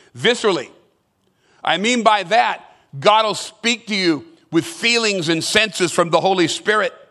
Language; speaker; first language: English; native; English